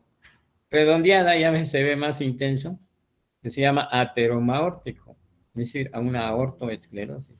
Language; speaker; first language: Spanish; native; Spanish